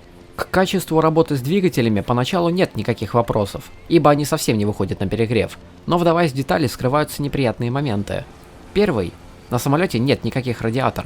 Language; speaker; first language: Russian; native; Russian